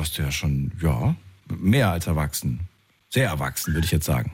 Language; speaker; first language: German; native; German